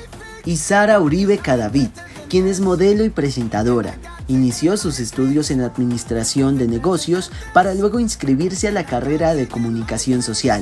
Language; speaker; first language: Spanish; native; Spanish